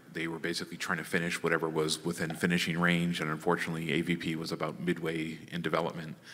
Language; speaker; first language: English; native; English